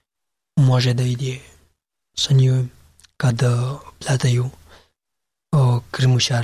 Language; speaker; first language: Serbian; non-native, learner; Pashto